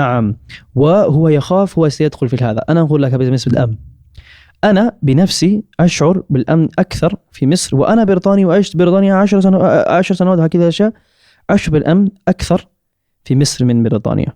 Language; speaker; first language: Arabic; non-native, fluent; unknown